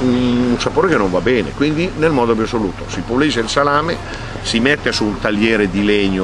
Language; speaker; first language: Italian; native; Italian